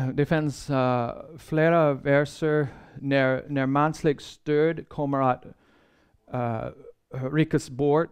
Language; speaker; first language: Swedish; non-native, fluent; English